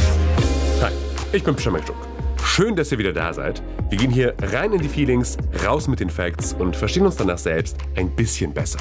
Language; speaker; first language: German; native; German